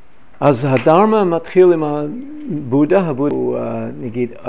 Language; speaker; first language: Hebrew; non-native, fluent; English